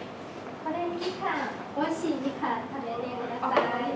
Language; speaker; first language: Japanese; non-native, learner; Chinese